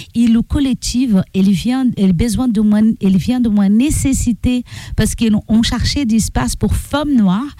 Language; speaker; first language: French; non-native, learner; Portuguese